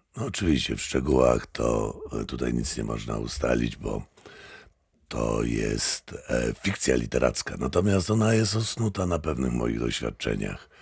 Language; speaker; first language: Polish; native; Polish